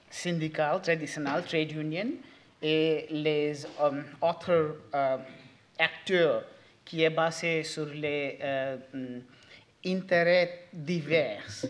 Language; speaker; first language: French; non-native, learner; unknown